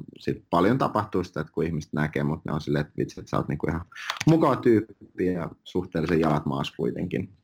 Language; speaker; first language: Finnish; early bilingual, other home language; Russian